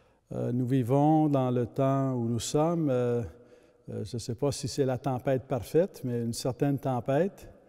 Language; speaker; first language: French; native; French